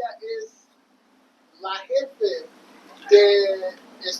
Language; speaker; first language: Spanish; non-native, learner; English